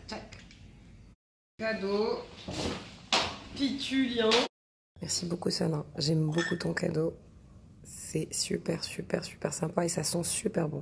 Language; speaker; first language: French; non-native, local second language; Arabic